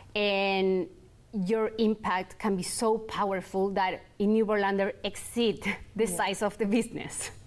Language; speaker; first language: English; non-native, fluent; Spanish